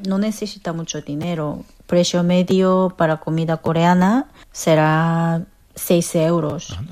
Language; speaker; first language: Spanish; non-native, fluent; Korean